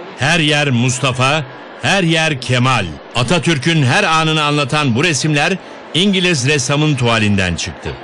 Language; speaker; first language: Turkish; native; Turkish